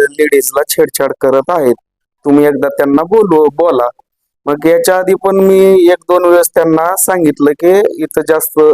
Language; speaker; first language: Marathi; native; Marathi